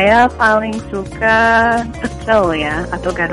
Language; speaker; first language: Indonesian; non-native, fluent; English